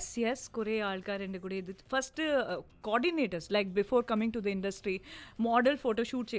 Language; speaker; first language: Malayalam; non-native, local second language; Hindi